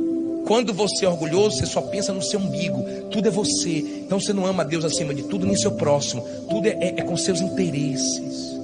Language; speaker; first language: Portuguese; native; Portuguese